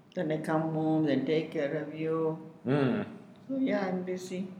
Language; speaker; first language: English; non-native, local second language; Tamil